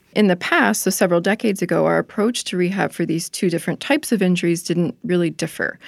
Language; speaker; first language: English; native; English